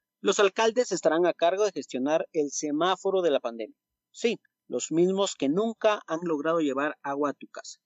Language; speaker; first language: Spanish; native; Spanish